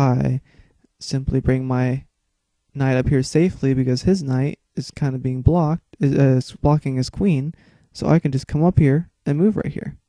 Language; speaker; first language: English; native; English